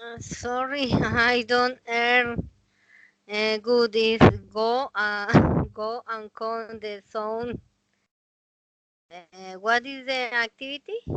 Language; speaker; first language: English; non-native, learner; Spanish